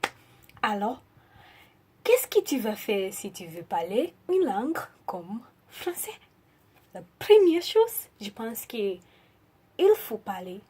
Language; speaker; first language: French; non-native, learner; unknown